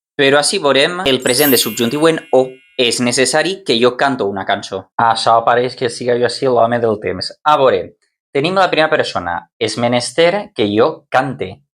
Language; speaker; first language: Catalan; native; Catalan